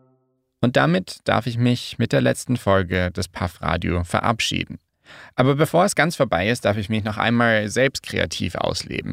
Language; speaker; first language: German; native; German